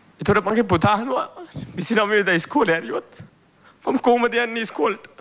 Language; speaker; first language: Sinhala; non-native, local second language; Tamil